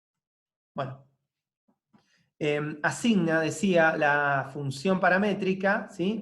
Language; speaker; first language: Spanish; native; Spanish